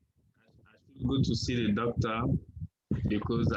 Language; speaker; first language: English; non-native, learner; French